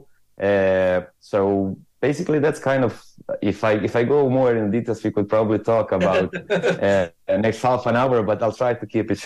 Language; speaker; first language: English; non-native, fluent; Croatian